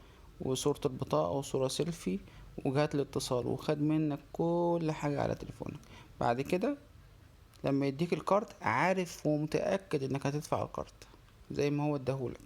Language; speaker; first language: Arabic; native; Arabic